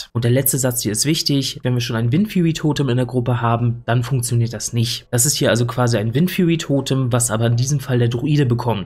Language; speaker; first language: German; native; German